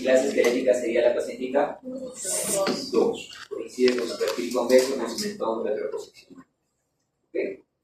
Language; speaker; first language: Spanish; native; Spanish